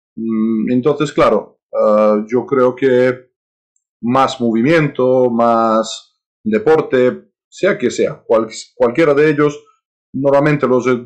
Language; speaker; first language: Spanish; non-native, fluent; Serbian